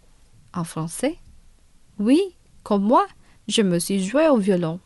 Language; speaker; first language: French; non-native, fluent; Indonesian